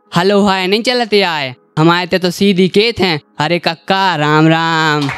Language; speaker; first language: Hindi; native; Hindi